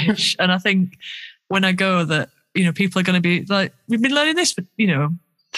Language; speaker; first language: English; native; English